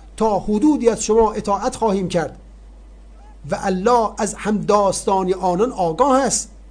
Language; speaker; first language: Persian; native; Persian